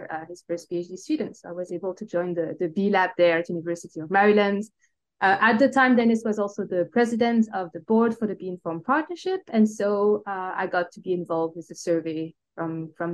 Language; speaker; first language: English; non-native, fluent; French